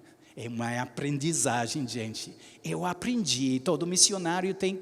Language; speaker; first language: Portuguese; non-native, fluent; English